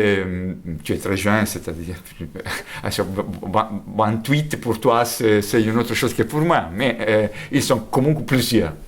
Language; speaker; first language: French; non-native, fluent; Italian